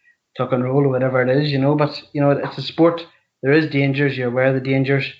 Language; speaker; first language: English; native; English